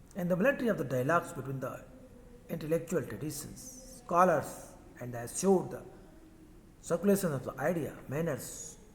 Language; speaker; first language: English; non-native, local second language; Hindi